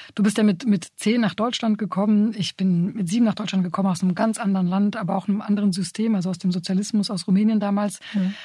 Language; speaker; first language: German; native; German